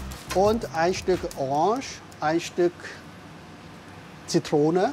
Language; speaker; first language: German; non-native, learner; Chinese